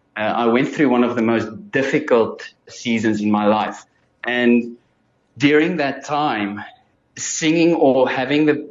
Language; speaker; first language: English; non-native, local second language; Afrikaans